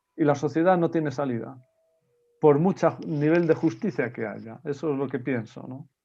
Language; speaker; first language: Spanish; native; Spanish